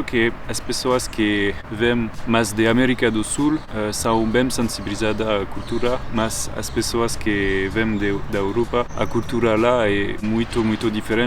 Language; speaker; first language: Portuguese; non-native, fluent; French